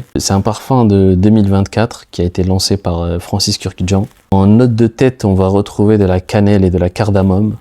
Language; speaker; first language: French; native; French